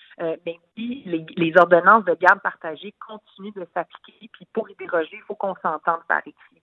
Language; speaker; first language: French; native; French